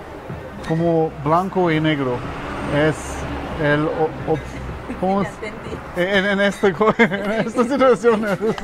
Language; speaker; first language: Spanish; non-native, learner; English